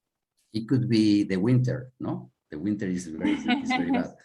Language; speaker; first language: English; non-native, learner; Spanish